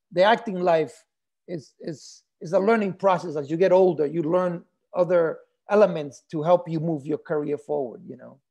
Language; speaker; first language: English; early bilingual, other home language; Spanish